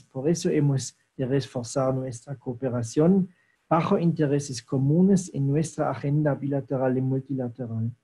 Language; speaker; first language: Spanish; non-native, fluent; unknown